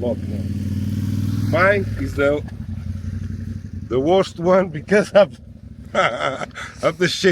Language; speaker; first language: English; non-native, learner; Portuguese